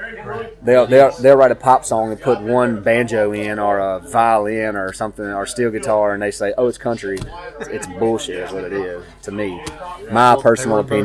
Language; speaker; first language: English; native; English